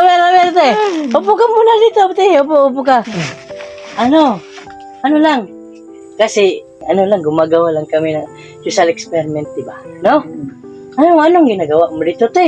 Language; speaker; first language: Filipino; non-native, local second language; Cebuano